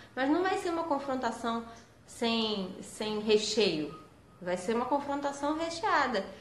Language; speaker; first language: Portuguese; native; Portuguese